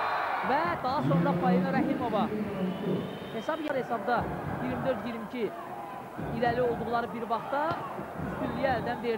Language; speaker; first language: Azerbaijani; native; Azerbaijani